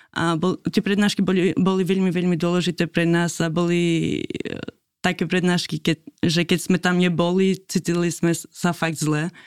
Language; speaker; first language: Slovak; non-native, fluent; Albanian